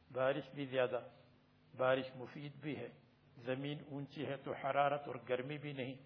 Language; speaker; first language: Urdu; native; Urdu